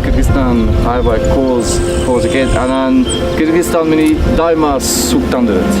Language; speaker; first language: Kyrgyz; non-native, learner; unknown